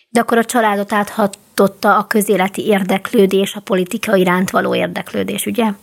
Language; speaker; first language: Hungarian; native; Hungarian